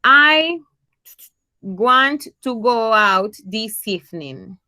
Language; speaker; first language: English; non-native, fluent; Spanish